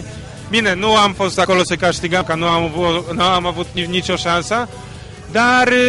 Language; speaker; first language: Romanian; non-native, fluent; Polish